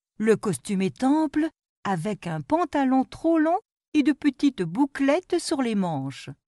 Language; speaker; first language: French; non-native, local second language; Arabic